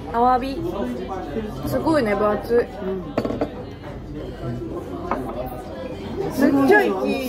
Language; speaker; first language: Japanese; native; Japanese